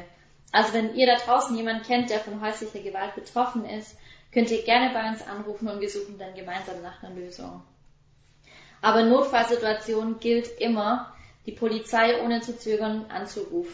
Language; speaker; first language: German; native; German